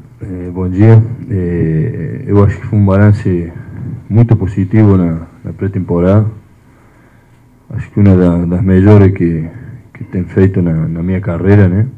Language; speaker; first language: Portuguese; non-native, fluent; Spanish